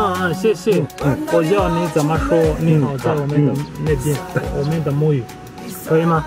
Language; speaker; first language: Chinese; non-native, learner; Kinyarwanda